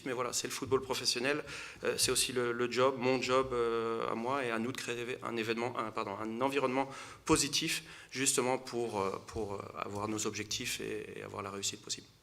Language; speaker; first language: French; native; French